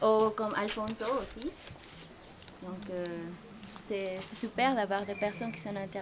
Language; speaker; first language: French; non-native, fluent; Spanish